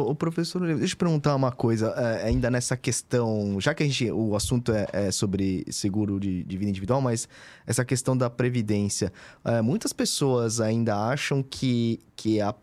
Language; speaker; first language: Portuguese; native; Portuguese